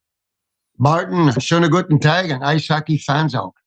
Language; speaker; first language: German; non-native, fluent; English